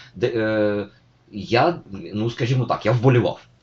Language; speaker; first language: Ukrainian; native; Ukrainian